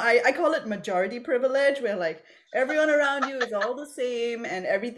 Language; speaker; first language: English; native; English